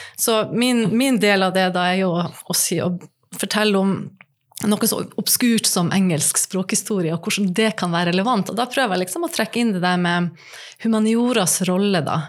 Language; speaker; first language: Norwegian; native; Norwegian